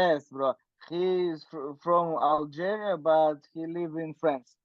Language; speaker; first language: English; non-native, learner; Russian